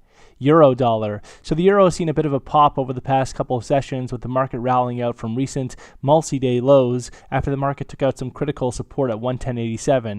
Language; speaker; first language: English; native; English